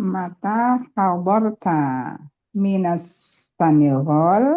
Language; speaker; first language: Arabic; non-native, learner; Indonesian